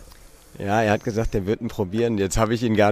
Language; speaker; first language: German; native; German